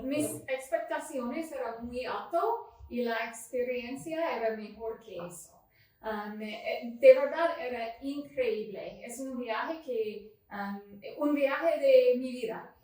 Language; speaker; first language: Spanish; non-native, learner; English